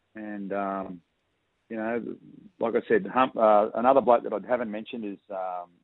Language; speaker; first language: English; native; English